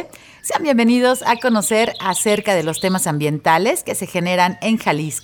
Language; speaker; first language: Spanish; native; Spanish